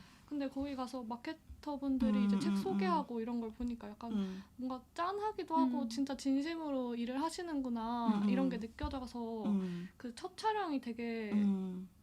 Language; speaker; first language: Korean; native; Korean